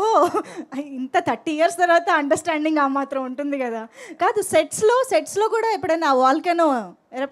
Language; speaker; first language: Telugu; native; Telugu